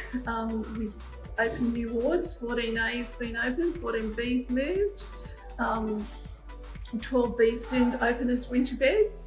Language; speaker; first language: English; native; English